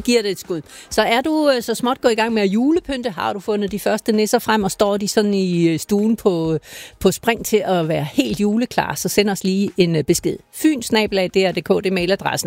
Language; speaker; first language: Danish; native; Danish